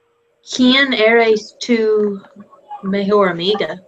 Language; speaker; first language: Spanish; non-native, learner; English